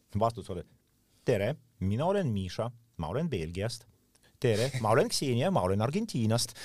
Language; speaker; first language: Estonian; non-native, local second language; Russian